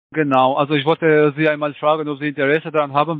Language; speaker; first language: German; non-native, fluent; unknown